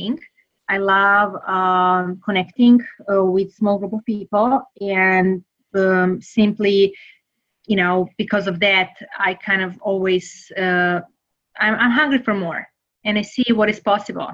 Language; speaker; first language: English; non-native, fluent; Serbian